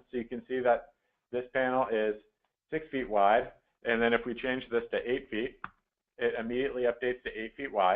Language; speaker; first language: English; native; English